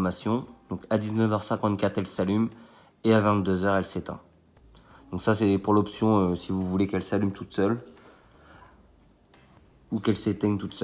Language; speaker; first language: French; native; French